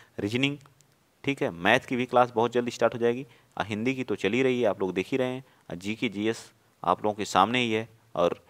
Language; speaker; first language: Hindi; native; Hindi